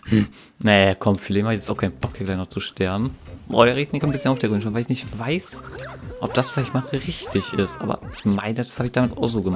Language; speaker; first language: German; native; German